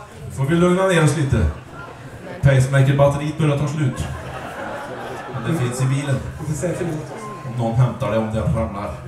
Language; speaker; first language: Swedish; native; Swedish